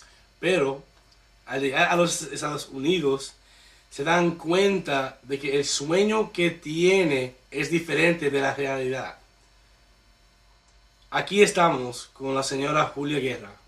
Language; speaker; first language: Spanish; early bilingual, heritage; Spanish